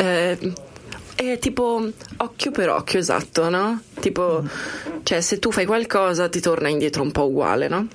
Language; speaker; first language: Italian; native; Italian